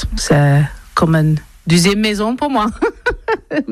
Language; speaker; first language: French; non-native, learner; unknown